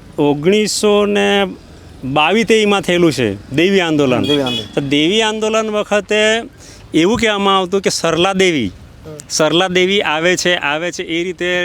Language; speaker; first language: Gujarati; non-native, local second language; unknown